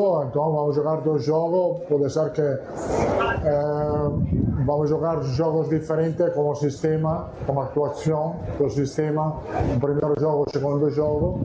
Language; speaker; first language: Portuguese; non-native, learner; Italian